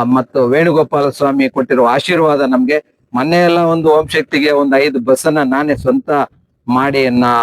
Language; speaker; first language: Kannada; native; Kannada